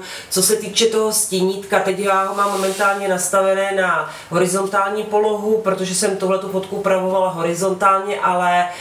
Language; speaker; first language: Czech; native; Czech